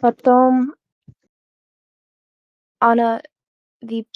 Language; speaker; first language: Russian; non-native, learner; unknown